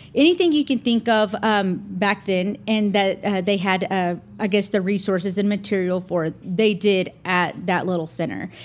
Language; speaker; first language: English; native; English